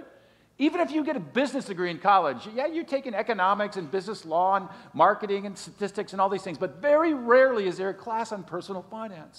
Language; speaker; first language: English; native; English